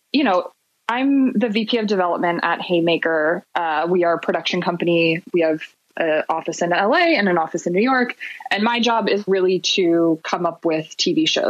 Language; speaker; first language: English; native; English